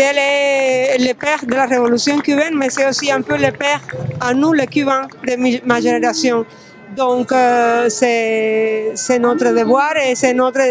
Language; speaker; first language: French; non-native, fluent; Spanish